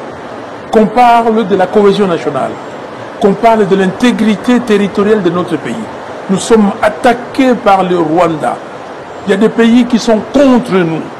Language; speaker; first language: French; non-native, local second language; Lingala